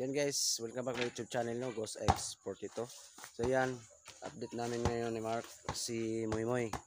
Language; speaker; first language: Filipino; non-native, local second language; Cebuano